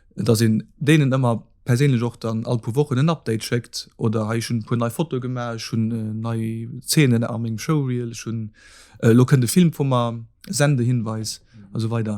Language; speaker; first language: Luxembourgish; native; Luxembourgish